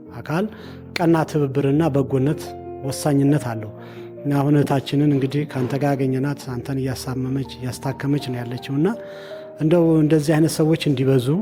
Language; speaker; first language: Amharic; native; Amharic